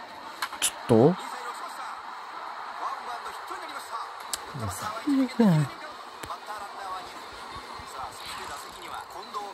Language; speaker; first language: Japanese; native; Japanese